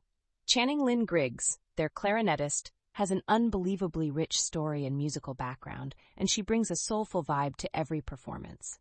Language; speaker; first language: English; native; English